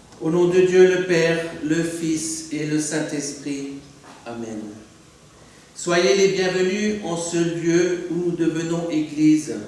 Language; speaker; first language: French; native; French